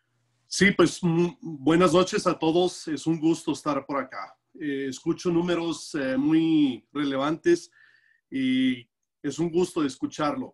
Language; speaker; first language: Spanish; non-native, local second language; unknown